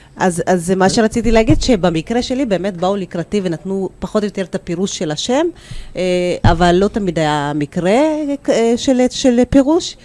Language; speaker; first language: Hebrew; early bilingual, other home language; Amharic